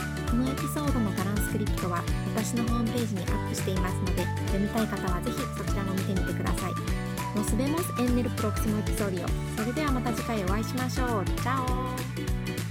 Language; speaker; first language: Japanese; native; Japanese